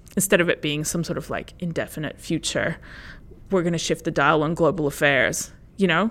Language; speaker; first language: English; early bilingual, other home language; Spanish